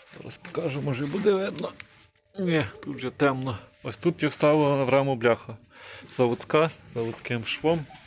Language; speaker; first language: Ukrainian; native; Ukrainian